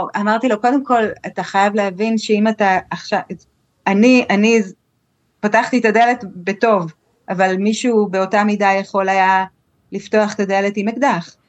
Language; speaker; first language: Hebrew; native; Hebrew